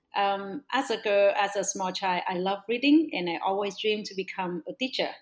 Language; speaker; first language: English; non-native, fluent; Vietnamese